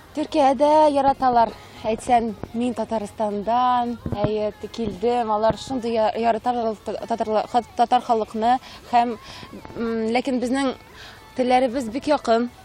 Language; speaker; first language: Tatar; native; Tatar